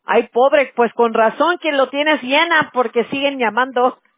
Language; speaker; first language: Spanish; early bilingual, heritage; Spanish